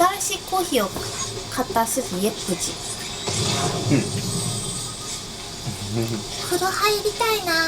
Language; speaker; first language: Japanese; non-native, fluent; Korean